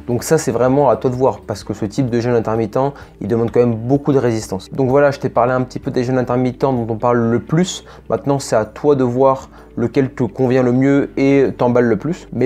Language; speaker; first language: French; native; French